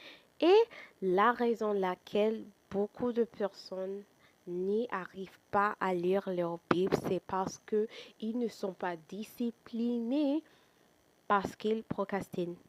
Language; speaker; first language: French; non-native, fluent; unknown